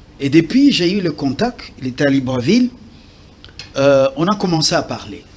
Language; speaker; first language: French; non-native, local second language; Lingala